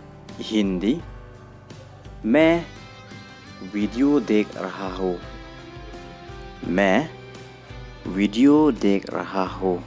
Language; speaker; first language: Hindi; non-native, learner; Khasi